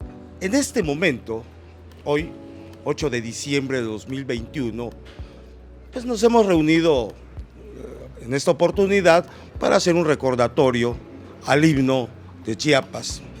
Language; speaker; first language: Spanish; native; Spanish